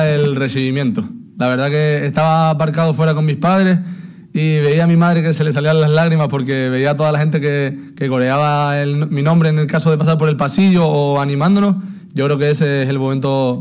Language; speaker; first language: Spanish; native; Spanish